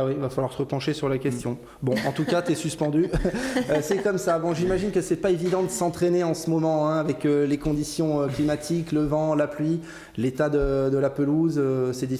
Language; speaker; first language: French; native; French